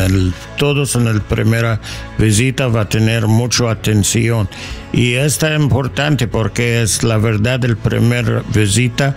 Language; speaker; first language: Spanish; non-native, learner; English